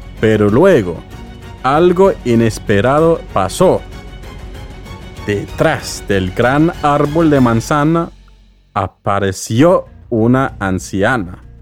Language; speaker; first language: Spanish; non-native, fluent; English